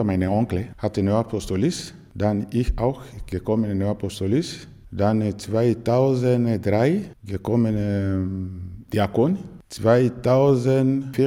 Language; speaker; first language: German; non-native, learner; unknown